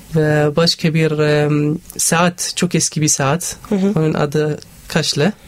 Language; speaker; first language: Turkish; non-native, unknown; Arabic